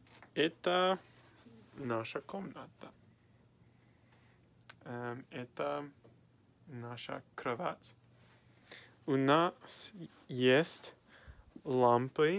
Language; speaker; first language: Russian; non-native, learner; English